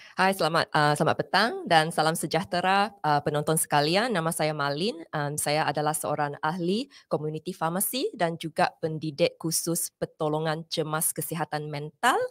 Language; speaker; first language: Malay; non-native, local second language; Chinese